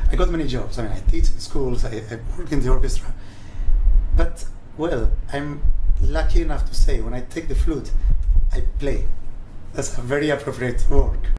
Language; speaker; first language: English; non-native, fluent; Spanish